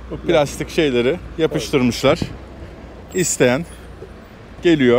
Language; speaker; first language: Turkish; native; Turkish